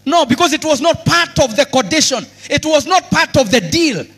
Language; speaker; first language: English; non-native, local second language; Swahili